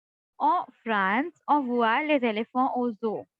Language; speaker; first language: French; non-native, fluent; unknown